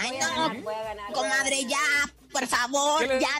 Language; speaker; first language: Spanish; native; Spanish